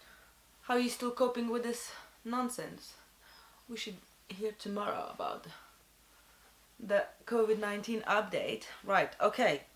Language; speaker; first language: English; non-native, fluent; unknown